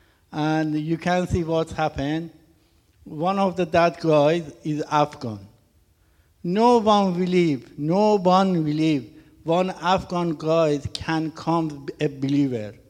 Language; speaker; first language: English; non-native, learner; Persian